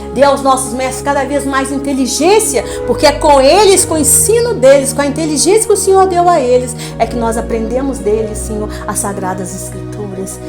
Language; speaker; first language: Portuguese; native; Portuguese